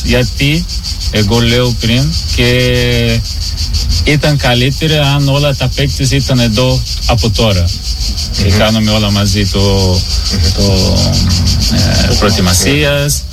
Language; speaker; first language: Greek; non-native, learner; Portuguese